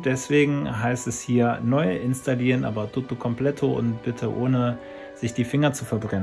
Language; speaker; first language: German; native; German